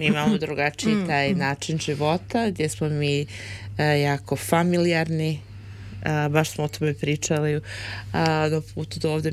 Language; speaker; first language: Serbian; early bilingual, heritage; Serbian